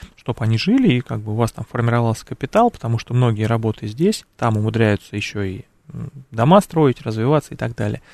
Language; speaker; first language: Russian; native; Russian